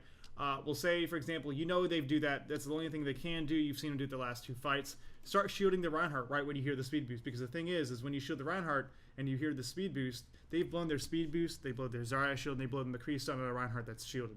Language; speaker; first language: English; native; English